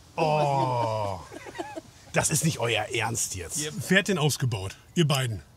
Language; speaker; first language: German; native; German